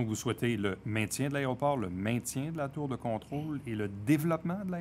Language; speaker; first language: French; native; French